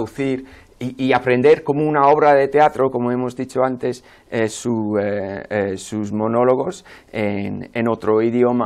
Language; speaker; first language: Spanish; non-native, fluent; English